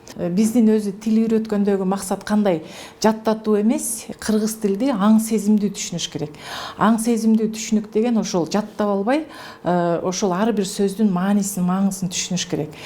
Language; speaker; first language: Kyrgyz; native; Kyrgyz